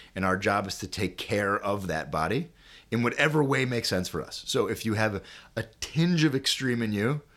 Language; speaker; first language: English; native; English